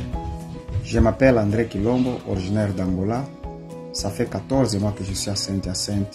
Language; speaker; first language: French; non-native, local second language; Portuguese